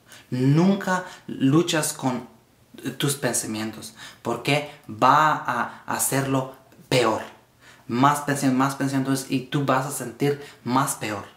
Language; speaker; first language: Spanish; non-native, learner; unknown